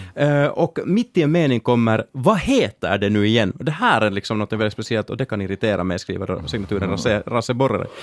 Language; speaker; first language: Swedish; native; Swedish